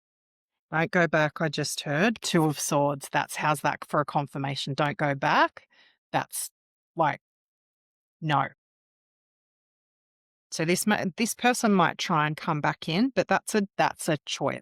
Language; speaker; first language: English; native; English